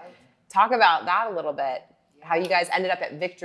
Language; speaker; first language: English; native; English